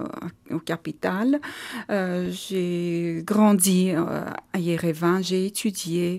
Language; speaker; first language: French; non-native, learner; Armenian